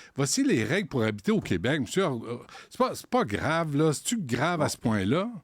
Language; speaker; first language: French; native; French